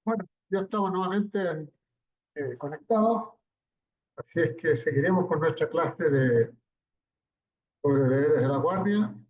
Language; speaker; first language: Spanish; native; Spanish